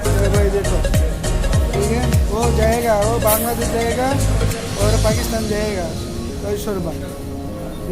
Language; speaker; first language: Hindi; non-native, learner; Bangla